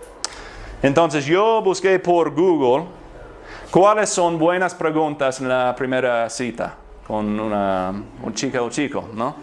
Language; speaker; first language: Spanish; non-native, fluent; English